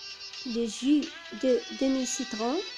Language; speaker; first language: French; non-native, local second language; Arabic